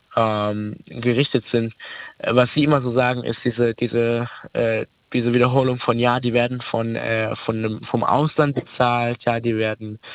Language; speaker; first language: German; early bilingual, other home language; Arabic